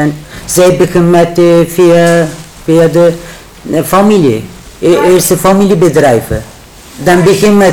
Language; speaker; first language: Dutch; non-native, learner; Turkish